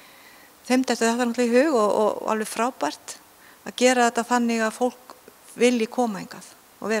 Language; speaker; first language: Icelandic; native; Icelandic